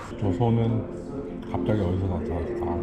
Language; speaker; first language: Korean; native; Korean